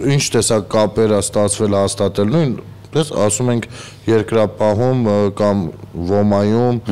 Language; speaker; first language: Armenian; native; Armenian